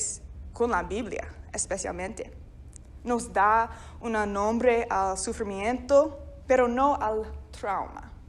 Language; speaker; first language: Spanish; non-native, fluent; English